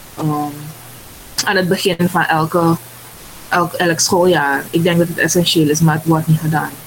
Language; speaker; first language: Dutch; native; Dutch